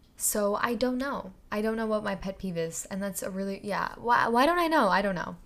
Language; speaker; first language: English; native; English